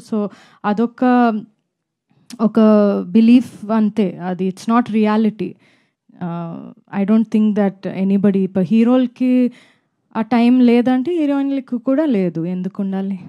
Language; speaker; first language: Telugu; non-native, fluent; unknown